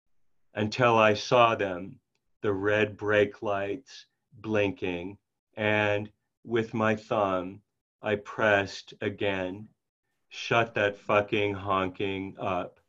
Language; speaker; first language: English; native; English